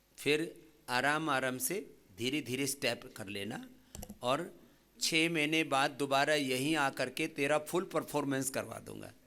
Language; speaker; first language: Hindi; native; Hindi